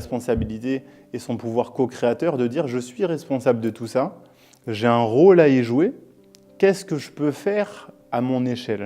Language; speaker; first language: French; native; French